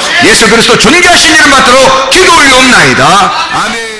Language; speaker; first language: Korean; native; Korean